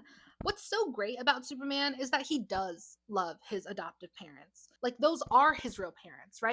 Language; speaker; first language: English; native; English